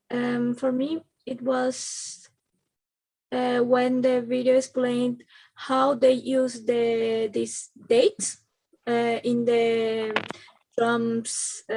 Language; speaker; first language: English; non-native, learner; Spanish